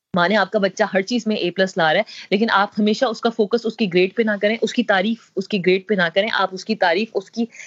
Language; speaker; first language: Urdu; native; Urdu